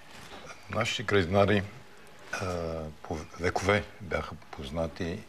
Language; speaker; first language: Bulgarian; early bilingual, heritage; Bulgarian